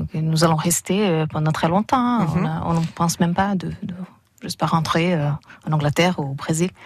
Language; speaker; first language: French; non-native, learner; Portuguese